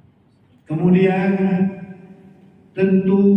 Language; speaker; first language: Indonesian; native; Indonesian